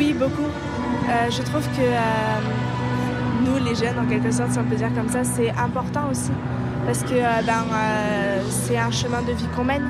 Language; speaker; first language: French; native; French